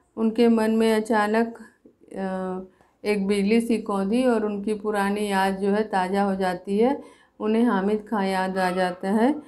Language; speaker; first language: Hindi; native; Hindi